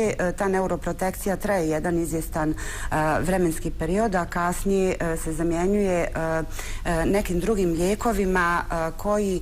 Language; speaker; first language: Bosnian; native; Bosnian